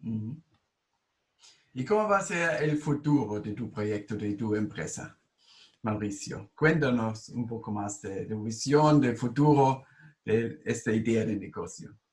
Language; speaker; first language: Spanish; non-native, fluent; German